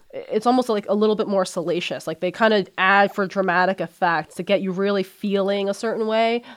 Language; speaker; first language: English; native; English